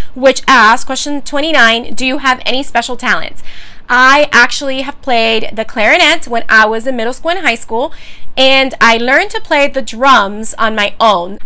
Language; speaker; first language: English; early bilingual, other home language; Spanish